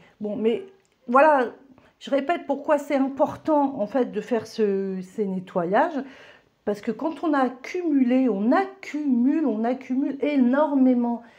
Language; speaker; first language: French; native; French